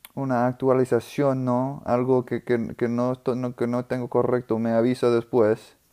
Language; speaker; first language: Spanish; non-native, fluent; English